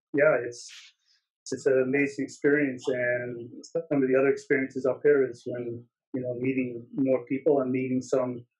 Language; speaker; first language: English; native; English